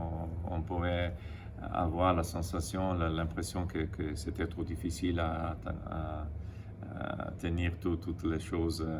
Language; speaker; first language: French; non-native, fluent; Italian